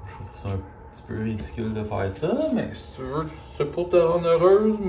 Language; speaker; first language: French; native; French